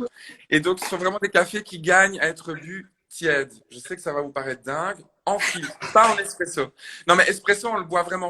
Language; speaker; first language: French; native; French